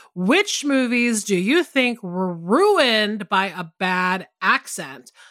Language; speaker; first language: English; native; English